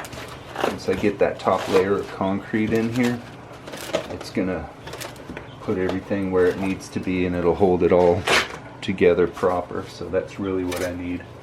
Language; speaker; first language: English; native; English